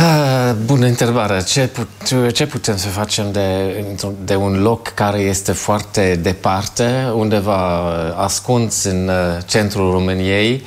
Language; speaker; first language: Romanian; non-native, fluent; German